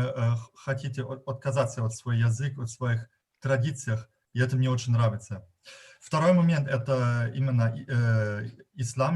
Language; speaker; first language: Russian; non-native, fluent; German